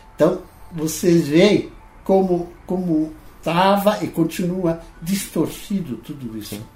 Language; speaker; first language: Portuguese; non-native, fluent; Dutch